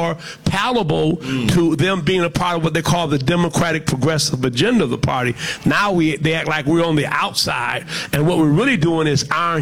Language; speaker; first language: English; native; English